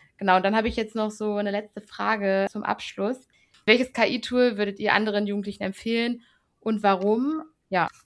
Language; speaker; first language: German; native; German